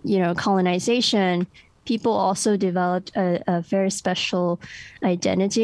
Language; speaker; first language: English; non-native, local second language; Cantonese